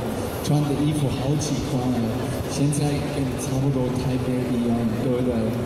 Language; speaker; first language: Chinese; non-native, fluent; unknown